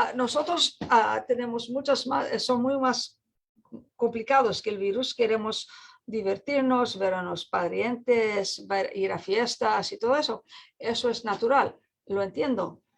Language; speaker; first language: Spanish; non-native, fluent; English